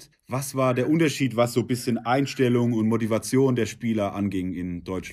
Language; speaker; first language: German; native; German